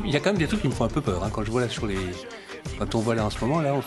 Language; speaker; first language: French; native; French